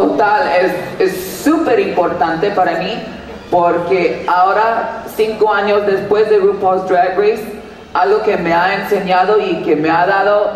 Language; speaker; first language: Spanish; early bilingual, heritage; Spanish